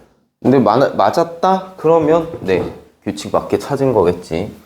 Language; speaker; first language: Korean; native; Korean